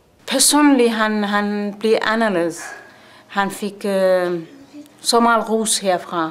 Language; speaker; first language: Danish; non-native, learner; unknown